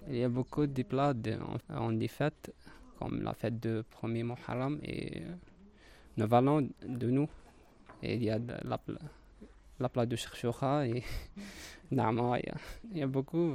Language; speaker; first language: French; non-native, learner; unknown